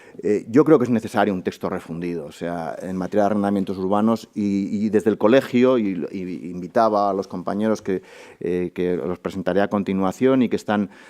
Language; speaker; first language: Spanish; native; Spanish